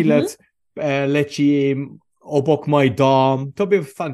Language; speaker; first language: Polish; non-native, learner; English